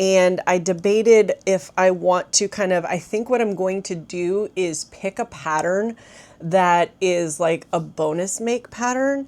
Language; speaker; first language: English; native; English